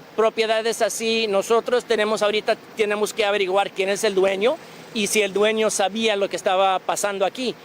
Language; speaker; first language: Spanish; early bilingual, other home language; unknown